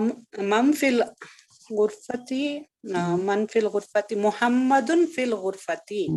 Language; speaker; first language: Arabic; non-native, learner; Urdu